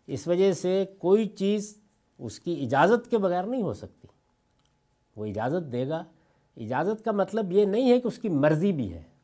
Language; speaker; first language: Urdu; non-native, local second language; Punjabi